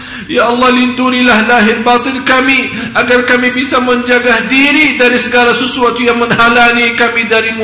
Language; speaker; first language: Indonesian; non-native, fluent; Arabic